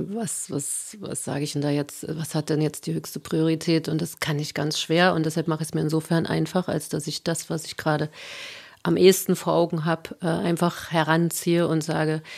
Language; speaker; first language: German; native; German